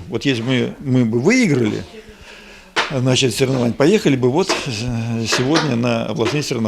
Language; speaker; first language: Russian; native; Russian